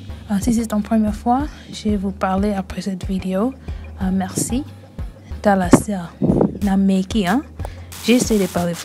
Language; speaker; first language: French; early bilingual, heritage; French